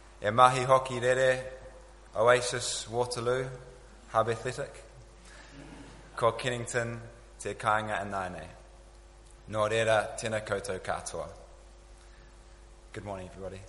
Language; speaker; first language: English; native; English